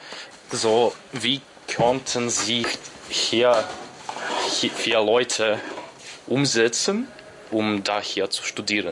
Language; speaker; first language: German; non-native, learner; Ukrainian